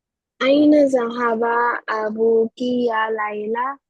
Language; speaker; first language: Arabic; non-native, learner; Bangla